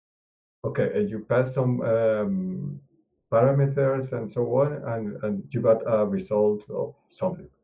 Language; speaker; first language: English; non-native, learner; Spanish